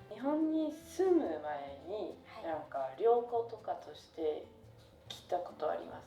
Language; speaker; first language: Japanese; non-native, fluent; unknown